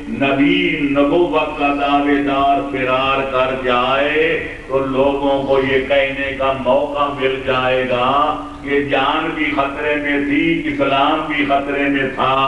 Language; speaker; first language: Urdu; non-native, local second language; Punjabi